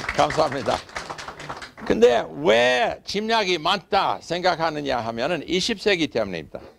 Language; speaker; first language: Korean; non-native, fluent; English